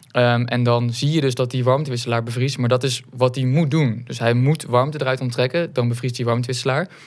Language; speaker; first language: Dutch; native; Dutch